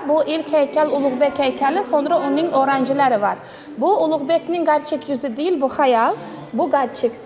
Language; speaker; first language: Turkish; non-native, learner; Uzbek